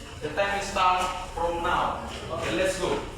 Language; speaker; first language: English; non-native, learner; Indonesian